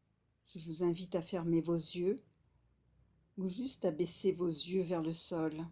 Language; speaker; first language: French; native; French